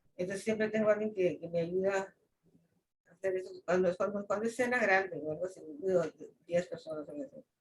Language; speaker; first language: Spanish; native; Spanish